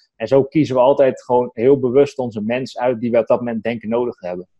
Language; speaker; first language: Dutch; native; Dutch